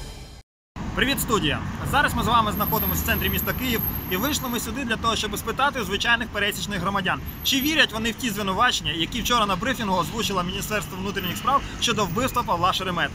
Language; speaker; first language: Ukrainian; native; Ukrainian